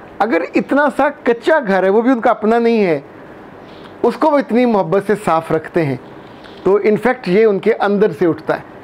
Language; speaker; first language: Urdu; non-native, local second language; Punjabi